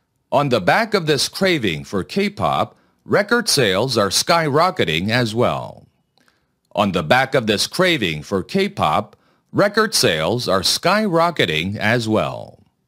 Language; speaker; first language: English; non-native, fluent; Korean